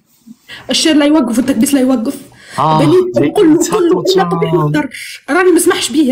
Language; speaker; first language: Arabic; native; Arabic